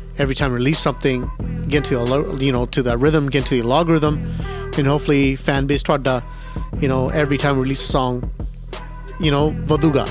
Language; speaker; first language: English; early bilingual, other home language; Punjabi